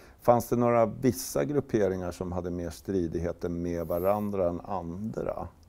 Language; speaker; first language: Swedish; native; Swedish